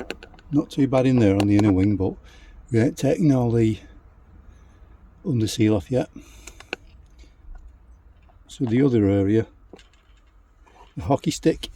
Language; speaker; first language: English; native; English